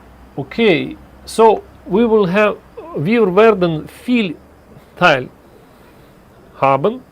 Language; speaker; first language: German; non-native, learner; Russian